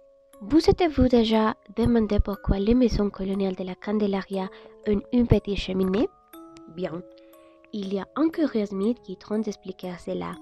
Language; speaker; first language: French; non-native, learner; Spanish